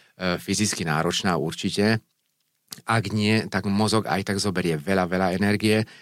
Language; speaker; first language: Slovak; non-native, local second language; Hungarian